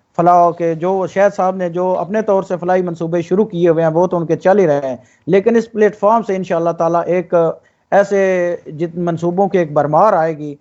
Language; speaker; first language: Urdu; non-native, local second language; Punjabi